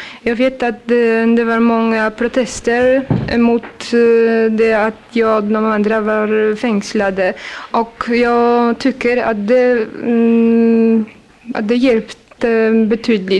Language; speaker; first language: Swedish; non-native, fluent; Polish